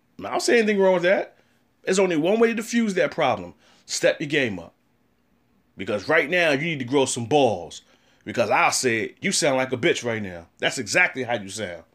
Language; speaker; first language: English; native; English